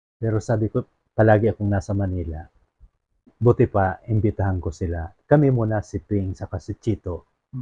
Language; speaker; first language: Filipino; non-native, local second language; Bikol